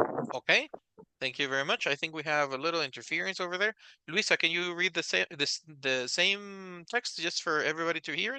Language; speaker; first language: English; non-native, fluent; Spanish